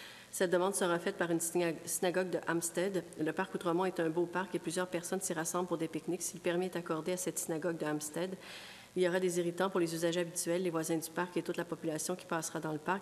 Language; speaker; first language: French; native; French